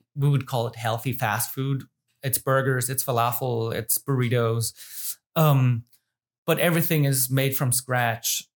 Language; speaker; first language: English; non-native, fluent; German